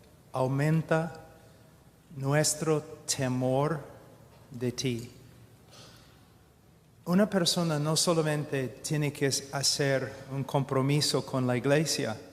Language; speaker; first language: Spanish; non-native, fluent; English